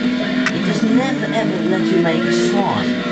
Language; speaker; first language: English; non-native, fluent; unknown